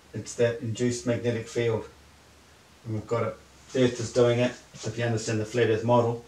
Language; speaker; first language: English; native; English